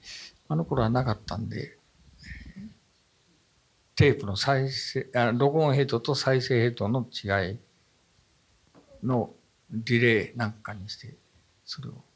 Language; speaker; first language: Japanese; native; Japanese